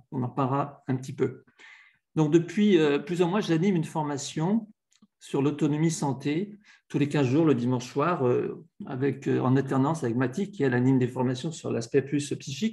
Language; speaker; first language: French; native; French